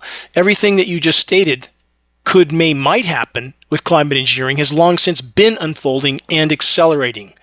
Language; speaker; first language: English; native; English